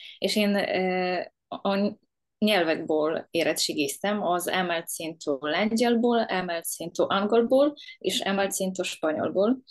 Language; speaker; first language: Hungarian; non-native, fluent; Polish